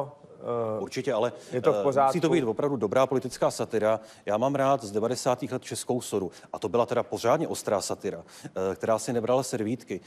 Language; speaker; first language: Czech; native; Czech